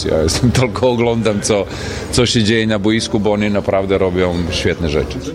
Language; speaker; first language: Polish; non-native, fluent; Serbian